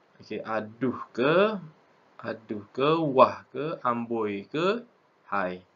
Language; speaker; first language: Malay; native; Malay